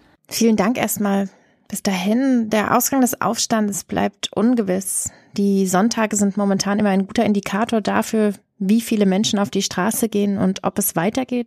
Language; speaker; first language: German; native; German